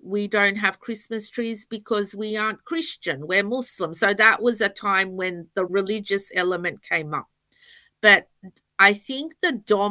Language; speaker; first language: English; native; English